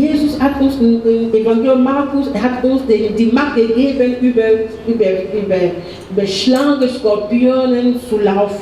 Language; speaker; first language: German; non-native, fluent; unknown